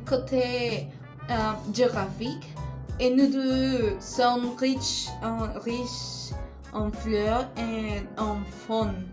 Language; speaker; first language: French; non-native, learner; Spanish